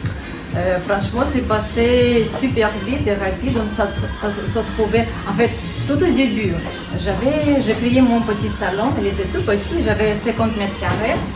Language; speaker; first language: French; non-native, learner; Russian